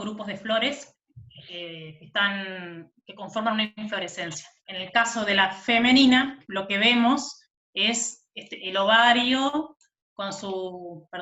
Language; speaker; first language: Spanish; native; Spanish